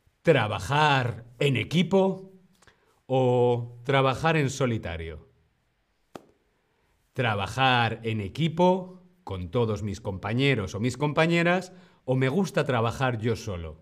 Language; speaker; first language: Spanish; non-native, fluent; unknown